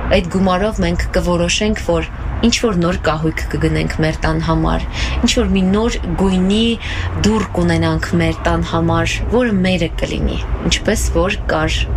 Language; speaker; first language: Armenian; native; Armenian